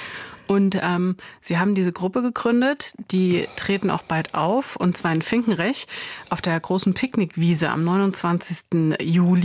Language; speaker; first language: German; native; German